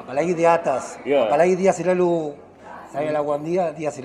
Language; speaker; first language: Indonesian; non-native, fluent; Spanish